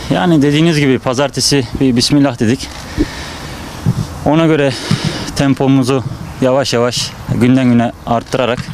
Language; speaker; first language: Turkish; native; Turkish